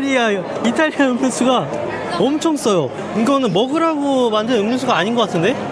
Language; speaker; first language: Korean; native; Korean